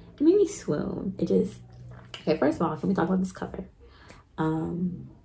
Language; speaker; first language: English; native; English